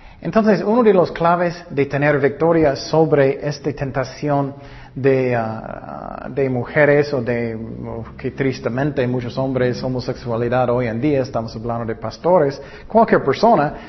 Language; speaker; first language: Spanish; non-native, learner; English